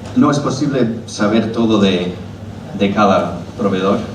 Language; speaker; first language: Spanish; non-native, learner; English